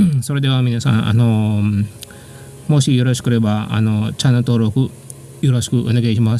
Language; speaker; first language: Japanese; non-native, fluent; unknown